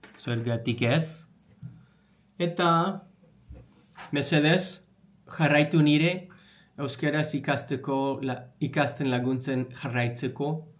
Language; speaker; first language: Basque; non-native, learner; English